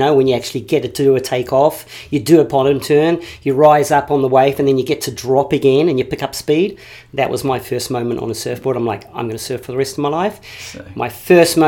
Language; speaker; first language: English; native; English